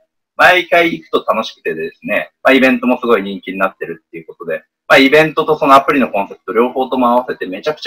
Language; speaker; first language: Japanese; native; Japanese